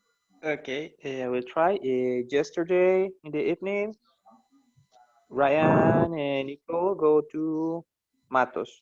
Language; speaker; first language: English; non-native, learner; Spanish